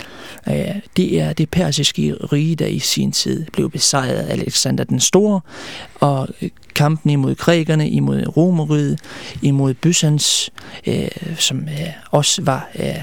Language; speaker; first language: Danish; early bilingual, other home language; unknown